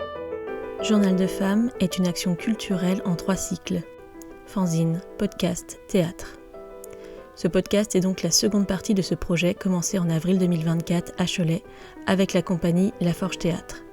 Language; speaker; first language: French; native; French